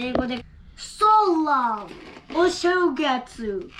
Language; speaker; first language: Korean; early bilingual, heritage; Korean